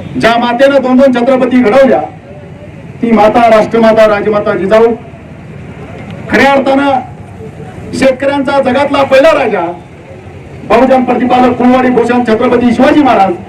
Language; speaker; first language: Marathi; native; Marathi